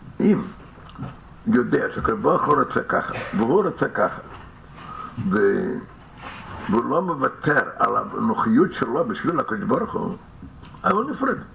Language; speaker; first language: Hebrew; non-native, fluent; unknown